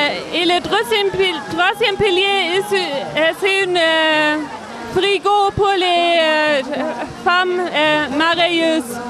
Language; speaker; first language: French; non-native, fluent; German